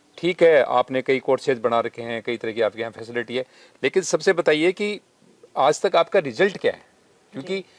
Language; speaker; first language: Hindi; native; Hindi